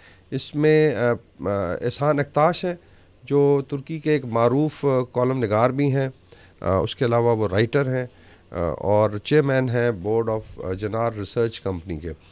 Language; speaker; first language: Urdu; native; Urdu